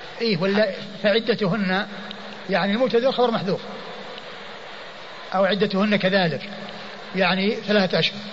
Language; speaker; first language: Arabic; native; Arabic